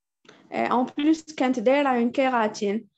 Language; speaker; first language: French; non-native, local second language; Arabic